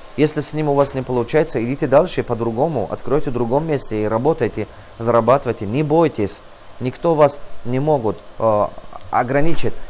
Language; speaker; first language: Russian; non-native, local second language; Tajik